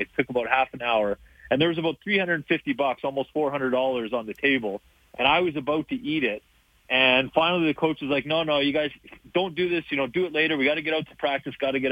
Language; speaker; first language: English; native; English